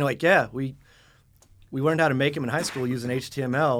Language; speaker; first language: English; native; English